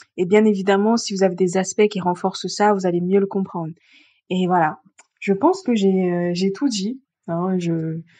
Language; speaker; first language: French; early bilingual, other home language; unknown